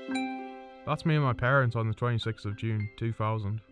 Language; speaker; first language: English; native; English